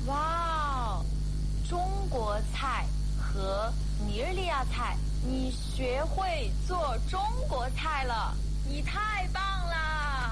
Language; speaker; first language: Chinese; non-native, fluent; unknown